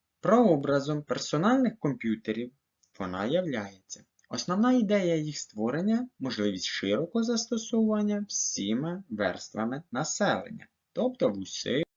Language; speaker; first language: Ukrainian; native; Ukrainian